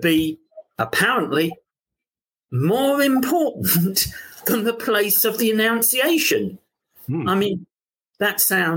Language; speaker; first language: English; native; English